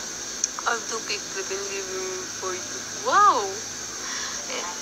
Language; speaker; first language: English; non-native, local second language; Filipino